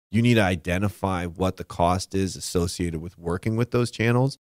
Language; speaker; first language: English; native; English